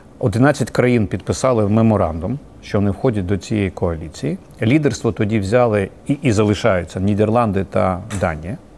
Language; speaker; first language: Ukrainian; native; Ukrainian